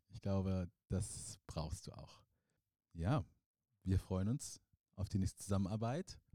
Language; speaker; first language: German; native; German